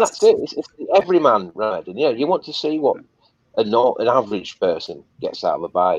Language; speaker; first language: English; native; English